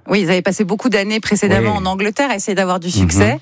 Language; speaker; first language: French; native; French